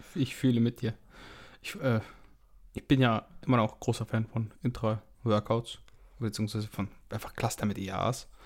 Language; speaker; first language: German; early bilingual, other home language; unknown